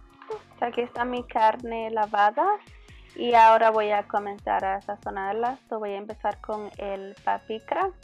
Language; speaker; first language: Spanish; early bilingual, heritage; Spanish